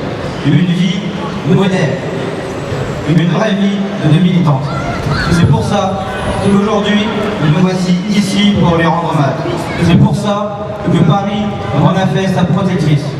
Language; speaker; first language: French; native; French